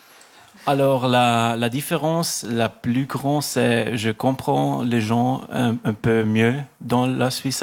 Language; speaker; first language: French; non-native, local second language; German